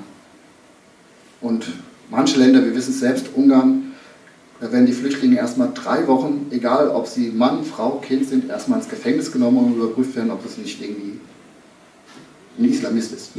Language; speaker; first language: German; native; German